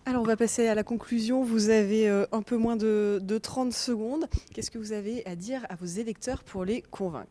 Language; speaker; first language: French; native; French